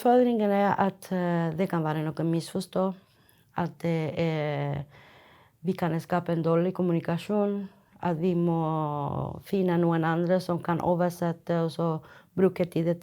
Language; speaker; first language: Norwegian; non-native, fluent; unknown